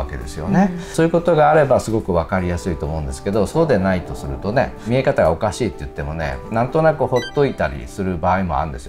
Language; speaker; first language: Japanese; native; Japanese